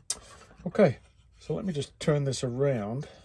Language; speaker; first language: English; native; English